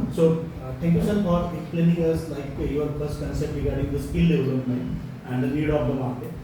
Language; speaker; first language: English; non-native, local second language; Marathi